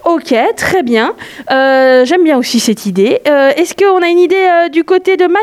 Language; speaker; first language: French; native; French